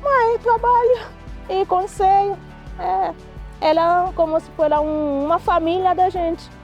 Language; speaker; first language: Portuguese; non-native, learner; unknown